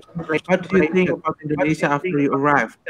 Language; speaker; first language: English; non-native, fluent; Indonesian